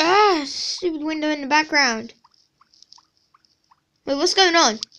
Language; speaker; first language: English; native; English